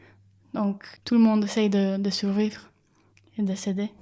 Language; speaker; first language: French; non-native, learner; Spanish